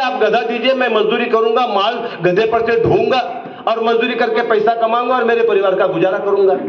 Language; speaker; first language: Hindi; non-native, local second language; Marathi